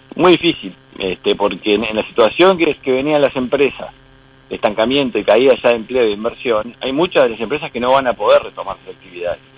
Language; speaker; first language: Spanish; native; Spanish